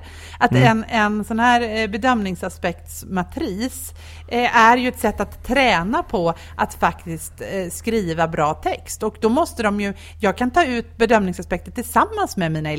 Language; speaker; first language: Swedish; native; Swedish